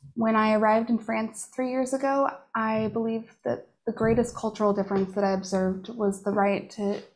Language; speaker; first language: English; native; English